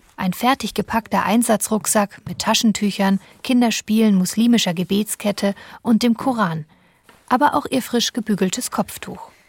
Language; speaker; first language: German; native; German